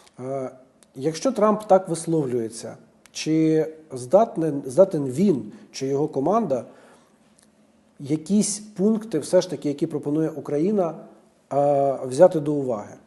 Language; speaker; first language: Ukrainian; native; Ukrainian